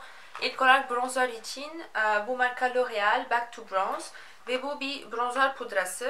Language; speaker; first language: Turkish; non-native, fluent; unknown